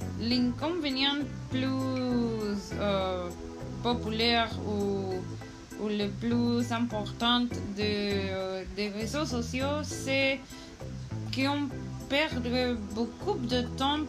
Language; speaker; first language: French; non-native, learner; Spanish